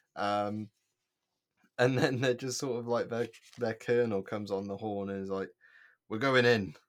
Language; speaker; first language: English; native; English